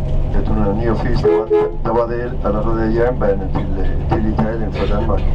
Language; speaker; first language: Danish; non-native, fluent; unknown